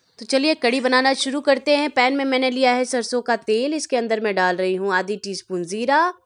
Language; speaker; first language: Hindi; native; Hindi